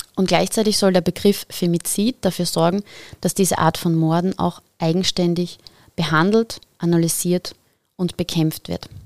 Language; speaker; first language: German; native; German